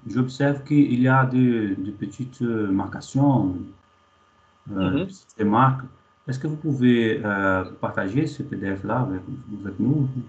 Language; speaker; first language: French; non-native, fluent; Portuguese